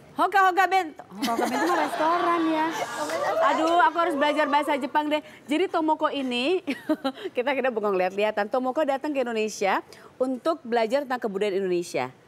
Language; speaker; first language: Indonesian; native; Indonesian